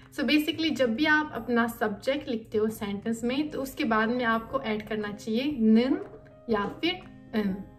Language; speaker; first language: Hindi; native; Hindi